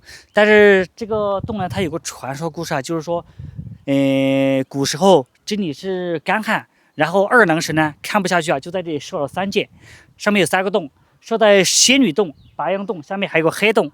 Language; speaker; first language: Chinese; native; Chinese